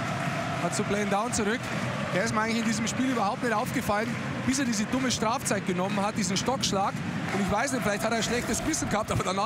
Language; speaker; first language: German; native; German